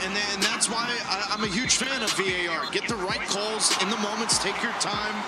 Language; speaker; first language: English; native; English